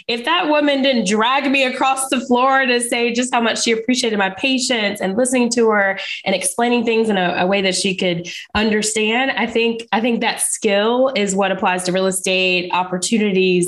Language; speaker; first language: English; native; English